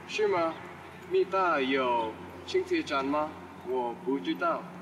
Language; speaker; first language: Chinese; non-native, learner; English